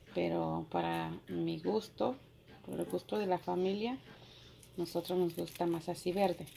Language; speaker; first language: Spanish; native; Spanish